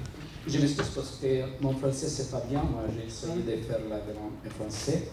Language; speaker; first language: French; non-native, learner; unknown